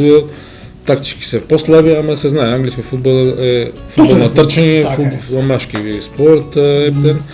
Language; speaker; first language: Macedonian; native; Macedonian